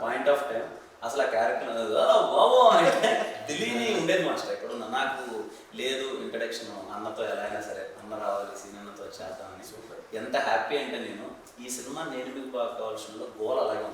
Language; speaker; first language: Telugu; native; Telugu